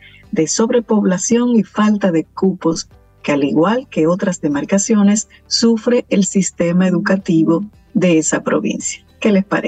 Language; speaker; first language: Spanish; native; Spanish